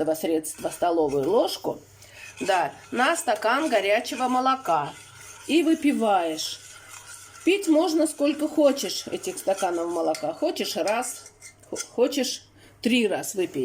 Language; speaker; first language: Russian; native; Russian